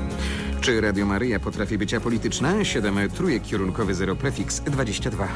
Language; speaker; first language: Polish; native; Polish